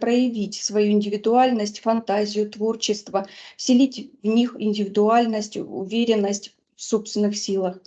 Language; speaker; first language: Russian; native; Russian